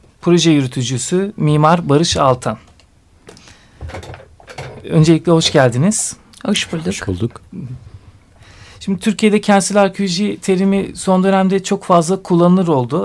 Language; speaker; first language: Turkish; native; Turkish